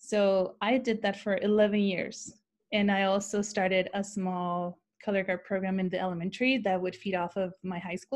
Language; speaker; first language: English; non-native, fluent; Spanish